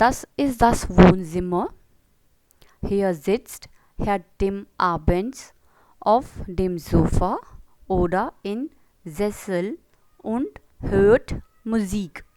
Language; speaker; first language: German; non-native, learner; Hindi